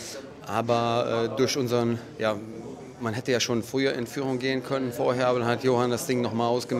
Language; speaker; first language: German; native; German